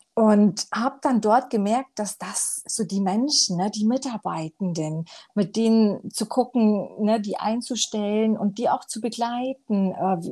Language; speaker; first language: German; early bilingual, other home language; Romanian